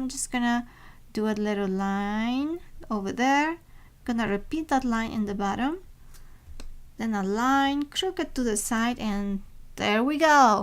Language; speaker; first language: English; non-native, fluent; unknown